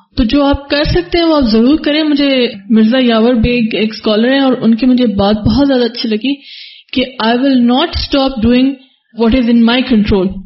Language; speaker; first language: Urdu; native; Urdu